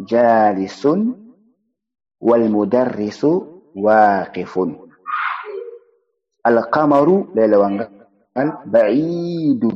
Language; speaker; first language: Arabic; non-native, fluent; Fula